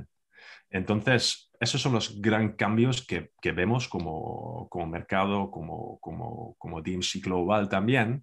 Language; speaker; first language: Spanish; non-native, fluent; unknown